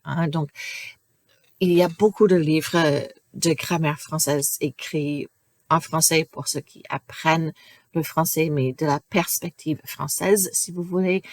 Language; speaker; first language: French; non-native, fluent; English